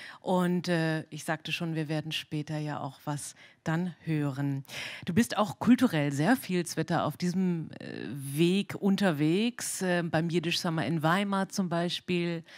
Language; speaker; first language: German; native; German